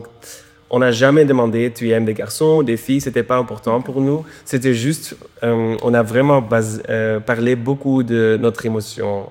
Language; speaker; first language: French; non-native, learner; Dutch